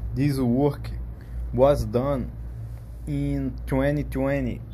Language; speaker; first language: English; non-native, learner; Portuguese